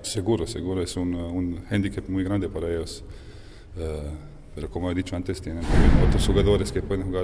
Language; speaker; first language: Spanish; non-native, fluent; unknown